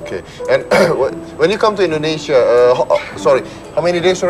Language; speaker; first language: English; non-native, learner; Indonesian